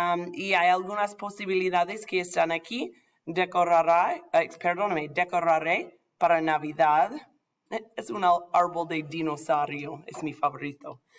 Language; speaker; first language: Spanish; non-native, fluent; English